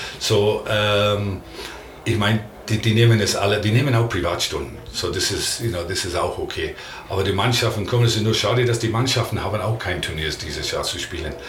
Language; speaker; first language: German; non-native, learner; English